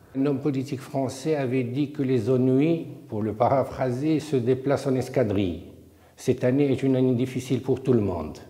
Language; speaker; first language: French; non-native, local second language; Arabic